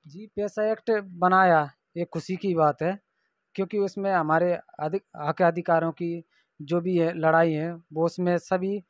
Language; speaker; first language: Hindi; native; Hindi